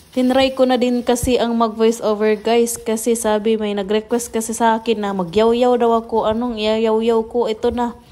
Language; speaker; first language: Filipino; non-native, local second language; Cebuano